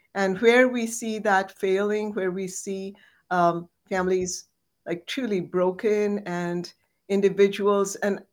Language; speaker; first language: English; non-native, local second language; Bangla